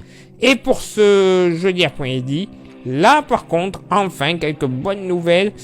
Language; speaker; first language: French; native; French